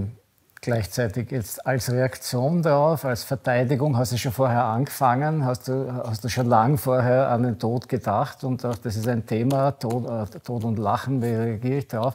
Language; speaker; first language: German; native; German